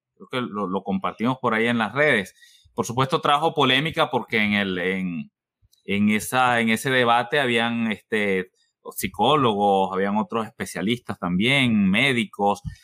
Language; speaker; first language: Spanish; native; Spanish